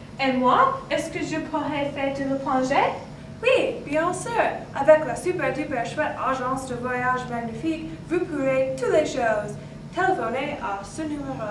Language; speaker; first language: French; non-native, learner; English